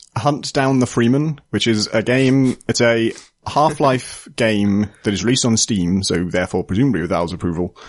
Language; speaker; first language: English; native; English